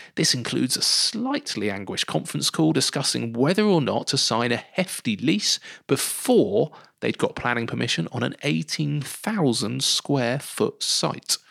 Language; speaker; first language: English; native; English